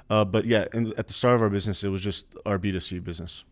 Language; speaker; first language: English; native; English